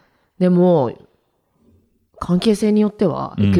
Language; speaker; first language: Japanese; native; Japanese